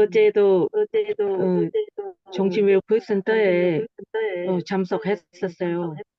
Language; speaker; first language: Korean; non-native, learner; Thai